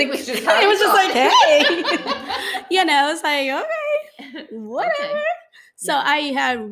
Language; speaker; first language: English; non-native, local second language; Filipino